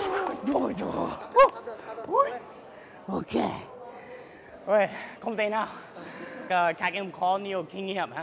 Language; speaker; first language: Vietnamese; non-native, learner; English